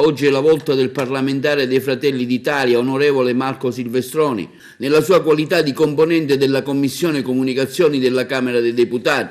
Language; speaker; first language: Italian; native; Italian